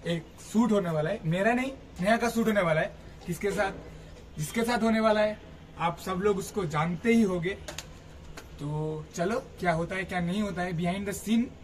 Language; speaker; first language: Hindi; native; Hindi